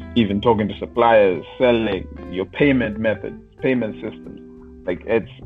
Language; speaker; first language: English; non-native, local second language; Shona